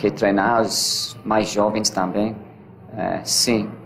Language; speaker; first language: Portuguese; non-native, learner; English